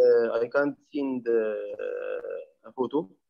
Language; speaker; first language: English; non-native, learner; Arabic